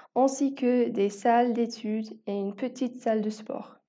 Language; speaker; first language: French; non-native, fluent; English